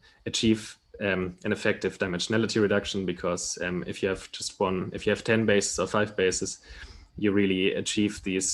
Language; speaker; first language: English; non-native, fluent; German